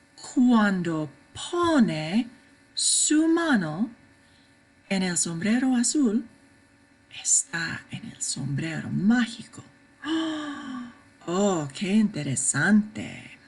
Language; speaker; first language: Spanish; non-native, fluent; English